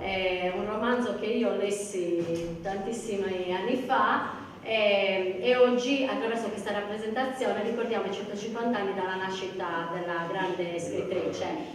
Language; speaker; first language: Italian; native; Italian